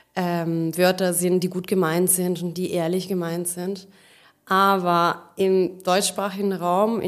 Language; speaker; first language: German; non-native, local second language; Italian